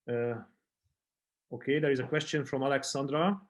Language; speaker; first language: English; non-native, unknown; Hungarian